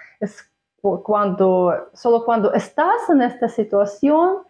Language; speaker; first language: Spanish; non-native, fluent; Russian